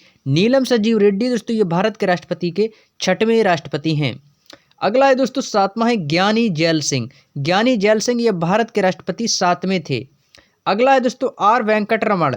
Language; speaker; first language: Hindi; native; Hindi